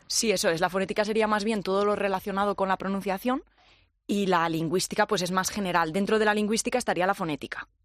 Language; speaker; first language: Spanish; native; Spanish